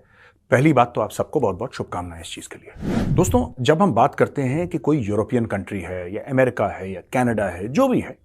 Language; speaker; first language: Hindi; native; Hindi